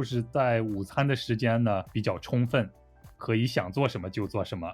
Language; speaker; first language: Chinese; native; Chinese